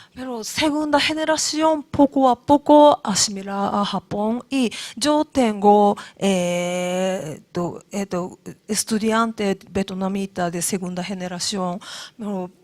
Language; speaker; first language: Spanish; non-native, learner; Japanese